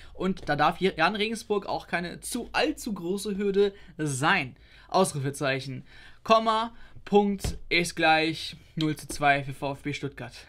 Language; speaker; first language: German; native; German